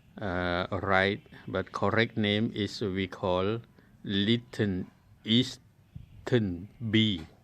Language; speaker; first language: English; non-native, learner; Thai